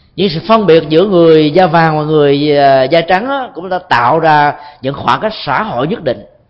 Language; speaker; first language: Vietnamese; native; Vietnamese